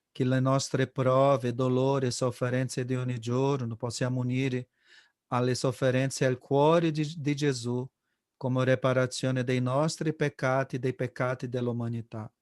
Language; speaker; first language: Italian; non-native, fluent; Portuguese